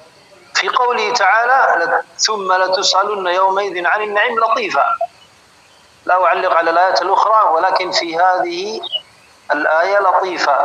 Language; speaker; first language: Arabic; non-native, fluent; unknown